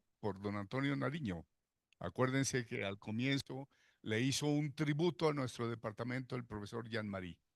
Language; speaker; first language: Spanish; native; Spanish